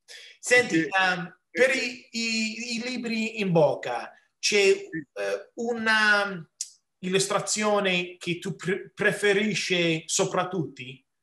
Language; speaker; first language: Italian; early bilingual, heritage; English